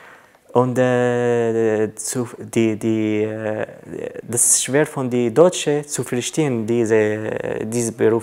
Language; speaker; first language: German; non-native, learner; Arabic